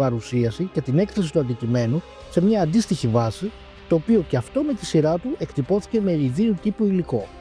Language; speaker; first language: Greek; native; Greek